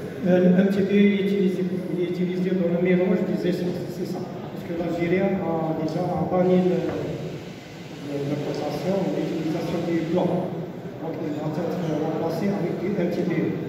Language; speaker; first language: French; non-native, local second language; Arabic